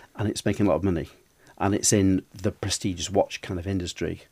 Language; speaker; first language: English; native; English